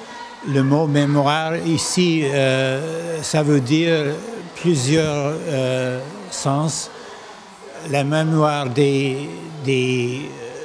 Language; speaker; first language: French; non-native, local second language; English